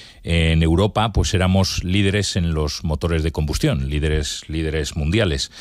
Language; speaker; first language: Spanish; native; Spanish